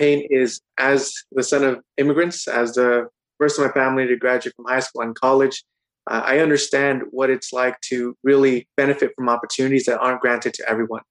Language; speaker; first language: English; native; English